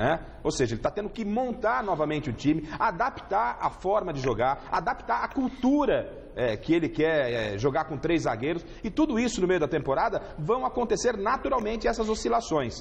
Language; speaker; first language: Portuguese; native; Portuguese